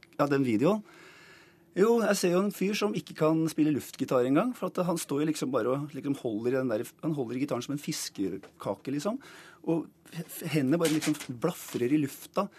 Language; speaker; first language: Norwegian; native; Norwegian